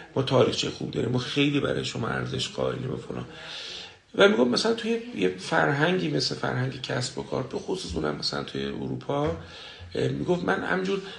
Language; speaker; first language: Persian; native; Persian